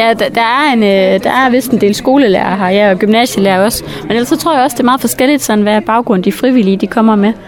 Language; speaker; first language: Danish; native; Danish